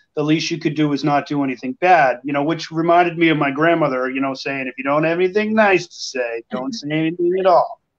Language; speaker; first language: English; native; English